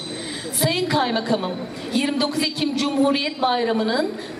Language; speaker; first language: Turkish; native; Turkish